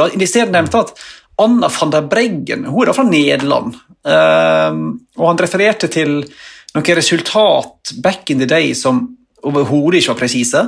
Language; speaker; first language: Norwegian; native; Norwegian